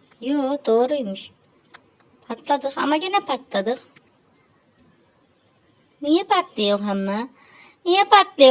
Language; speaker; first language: Turkish; native; Turkish